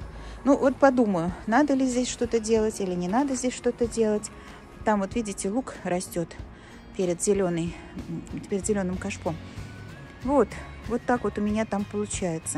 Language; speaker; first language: Russian; native; Russian